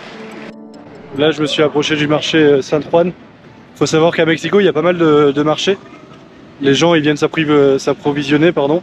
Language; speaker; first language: French; native; French